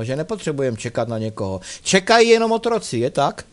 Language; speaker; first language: Czech; native; Czech